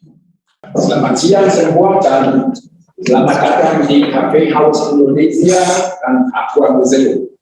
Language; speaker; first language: Indonesian; non-native, learner; German